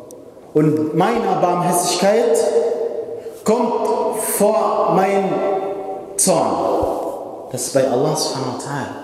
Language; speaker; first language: German; non-native, fluent; Arabic